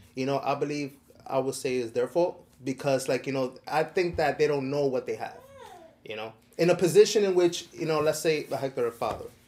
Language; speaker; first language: English; early bilingual, other home language; Spanish